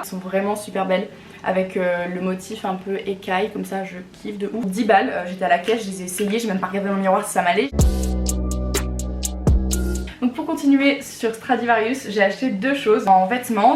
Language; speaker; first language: French; native; French